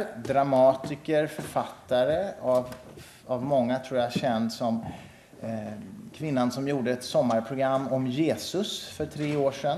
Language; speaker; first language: Swedish; native; Swedish